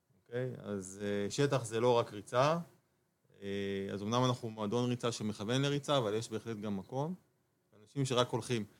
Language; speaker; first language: Hebrew; native; Hebrew